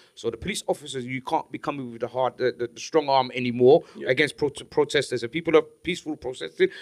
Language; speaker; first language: English; native; English